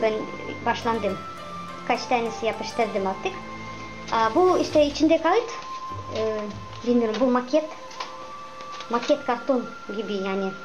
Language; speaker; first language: Turkish; non-native, learner; Russian